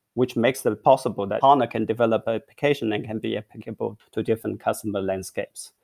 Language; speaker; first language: English; non-native, fluent; Chinese